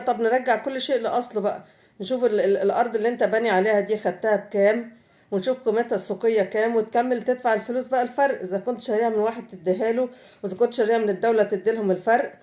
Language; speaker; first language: Arabic; native; Arabic